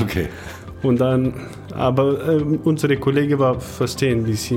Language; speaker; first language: German; non-native, learner; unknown